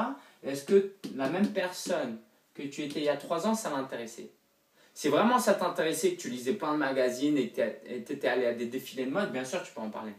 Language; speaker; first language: French; native; French